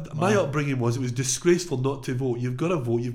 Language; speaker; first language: English; native; English